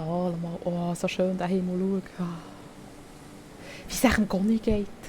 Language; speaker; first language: German; native; German